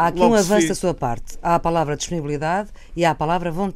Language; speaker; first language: Portuguese; native; Portuguese